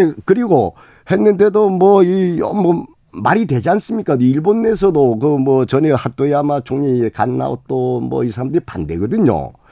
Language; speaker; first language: Korean; native; Korean